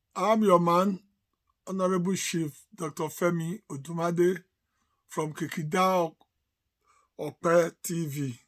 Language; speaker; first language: English; non-native, local second language; Yoruba